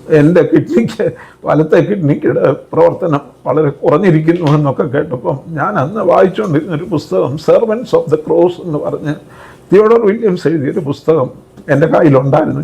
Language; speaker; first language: Malayalam; native; Malayalam